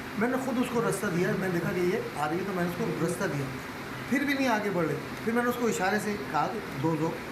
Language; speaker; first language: Urdu; native; Urdu